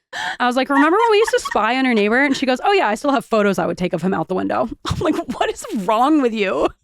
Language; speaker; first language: English; native; English